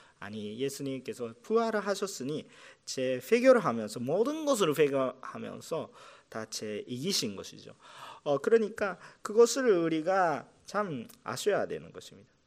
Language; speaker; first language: Korean; non-native, fluent; Japanese